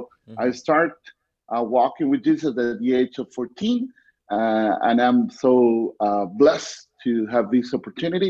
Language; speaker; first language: English; non-native, fluent; Spanish